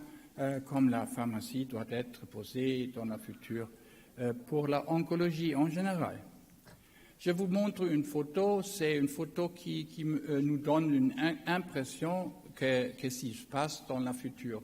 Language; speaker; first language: French; non-native, learner; German